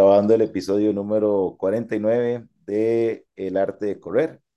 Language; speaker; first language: Spanish; native; Spanish